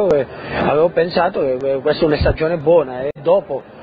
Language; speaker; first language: Italian; early bilingual, heritage; Spanish